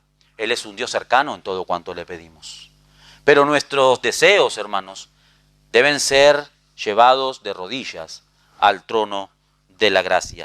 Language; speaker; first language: Spanish; native; Spanish